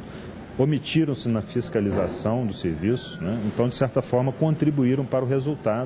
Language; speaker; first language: Portuguese; native; Portuguese